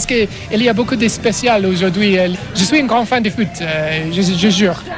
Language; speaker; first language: French; non-native, learner; English